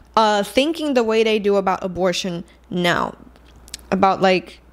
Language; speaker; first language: English; non-native, local second language; Spanish